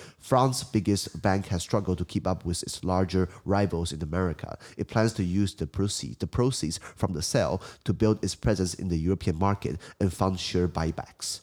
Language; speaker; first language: English; non-native, fluent; Chinese